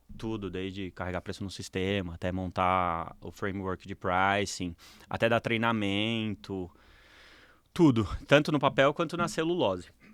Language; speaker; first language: Portuguese; native; Portuguese